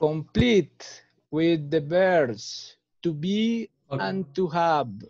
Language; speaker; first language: English; non-native, fluent; Spanish